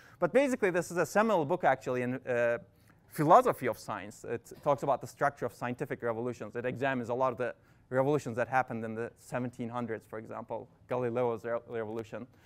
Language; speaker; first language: English; non-native, fluent; Turkish